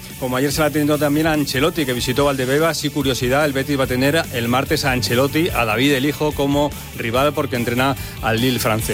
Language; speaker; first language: Spanish; native; Spanish